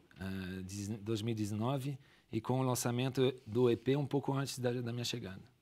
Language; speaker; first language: Portuguese; non-native, fluent; French